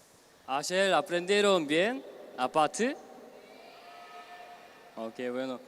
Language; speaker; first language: Spanish; non-native, learner; Korean